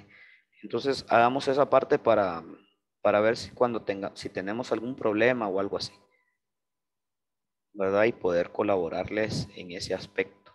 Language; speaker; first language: Spanish; native; Spanish